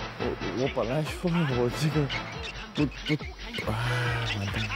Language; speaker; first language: Chinese; non-native, fluent; Korean